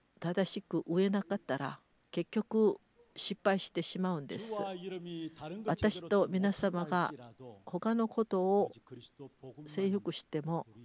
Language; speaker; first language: Japanese; non-native, fluent; Korean